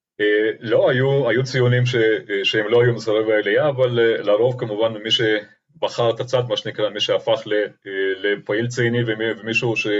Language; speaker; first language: Hebrew; non-native, fluent; Russian